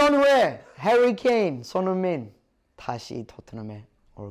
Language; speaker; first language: Korean; non-native, learner; English